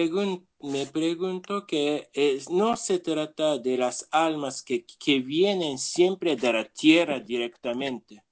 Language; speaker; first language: Spanish; non-native, learner; Japanese